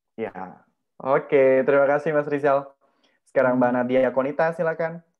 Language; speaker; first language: Indonesian; native; Indonesian